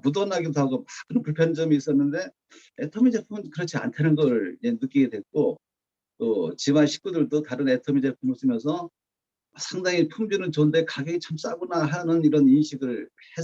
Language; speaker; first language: Korean; native; Korean